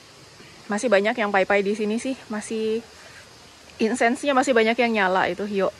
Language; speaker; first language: Indonesian; native; Indonesian